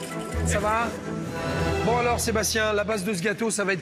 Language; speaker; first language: French; native; French